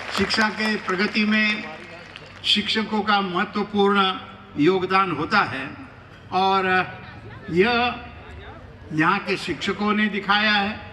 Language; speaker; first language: Hindi; non-native, local second language; Marathi